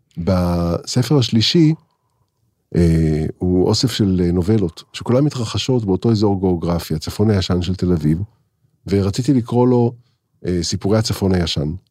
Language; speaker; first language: Hebrew; native; Hebrew